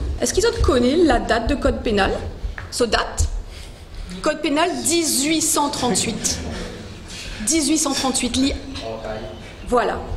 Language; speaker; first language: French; non-native, local second language; Morisyen